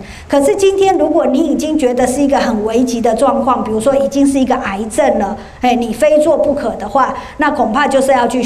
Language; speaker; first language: Chinese; native; Chinese